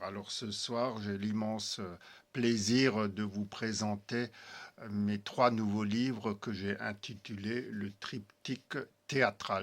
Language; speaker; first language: French; native; French